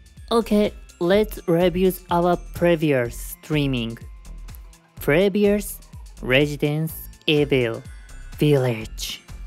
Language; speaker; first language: English; non-native, learner; Japanese